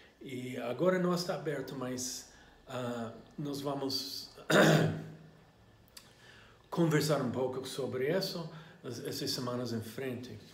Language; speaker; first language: Portuguese; non-native, learner; English